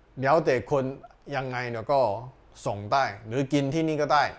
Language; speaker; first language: Thai; non-native, learner; Chinese